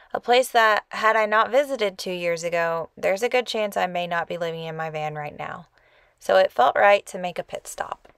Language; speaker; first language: English; native; English